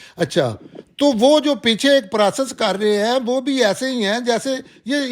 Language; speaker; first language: Urdu; non-native, local second language; Punjabi